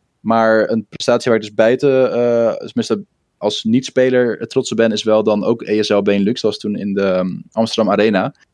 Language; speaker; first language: Dutch; early bilingual, other home language; Russian